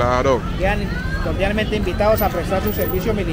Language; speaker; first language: Spanish; native; Spanish